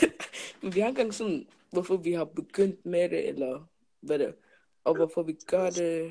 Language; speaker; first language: Danish; early bilingual, other home language; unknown